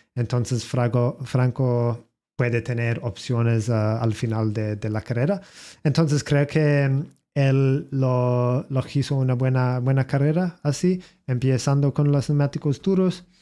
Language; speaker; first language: Spanish; non-native, learner; English